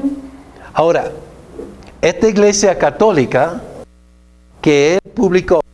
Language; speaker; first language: Spanish; non-native, fluent; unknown